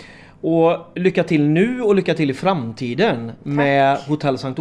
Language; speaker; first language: Swedish; native; Swedish